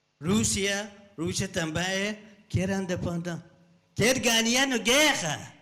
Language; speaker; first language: Portuguese; non-native, learner; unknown